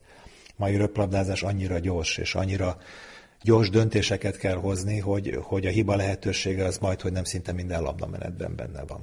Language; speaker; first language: Hungarian; native; Hungarian